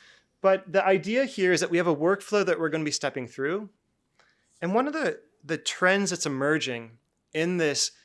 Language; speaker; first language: English; native; English